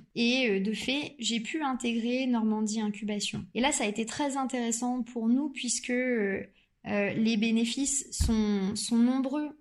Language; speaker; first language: French; native; French